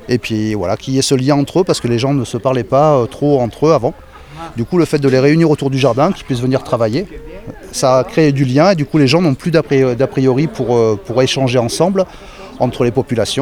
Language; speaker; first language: French; native; French